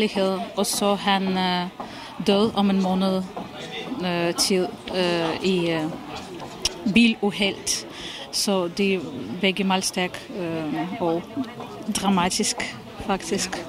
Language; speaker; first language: Danish; non-native, fluent; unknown